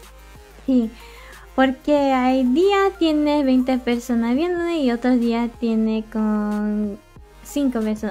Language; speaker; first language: Spanish; non-native, learner; English